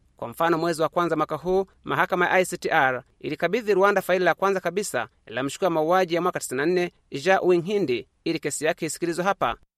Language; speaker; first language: Swahili; non-native, local second language; Kinyarwanda